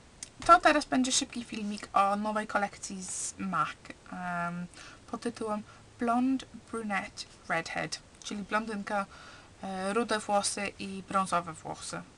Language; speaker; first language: Polish; early bilingual, heritage; Polish